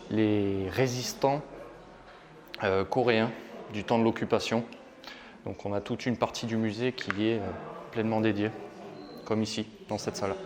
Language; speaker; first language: French; native; French